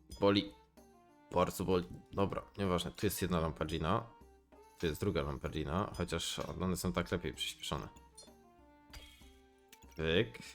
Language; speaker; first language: Polish; native; Polish